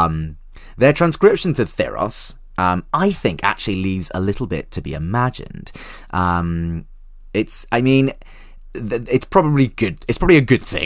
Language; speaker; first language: English; native; English